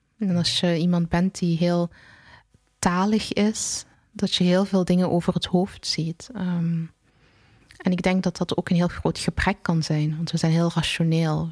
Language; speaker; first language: Dutch; early bilingual, other home language; Arabic